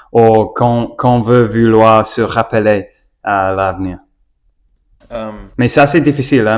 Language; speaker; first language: French; non-native, learner; English